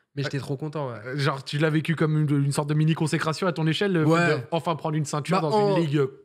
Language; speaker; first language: French; native; French